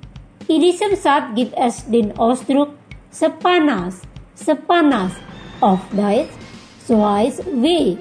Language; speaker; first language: German; non-native, fluent; Indonesian